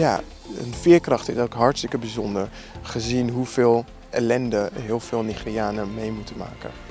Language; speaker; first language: Dutch; non-native, fluent; English